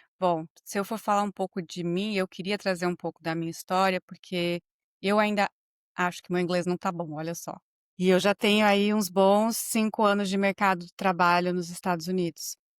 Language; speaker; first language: Portuguese; native; Portuguese